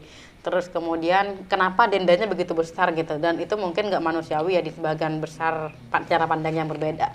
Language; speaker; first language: Indonesian; native; Indonesian